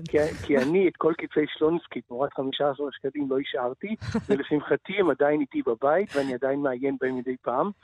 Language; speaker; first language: Hebrew; native; Hebrew